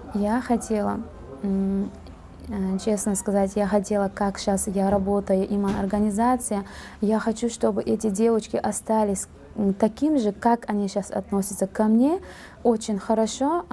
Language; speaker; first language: Russian; non-native, fluent; Uzbek